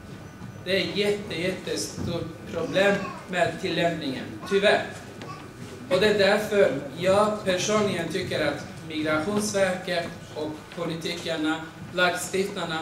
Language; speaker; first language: Swedish; non-native, fluent; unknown